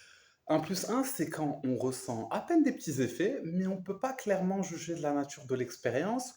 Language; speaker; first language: French; native; French